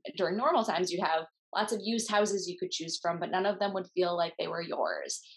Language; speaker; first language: English; native; English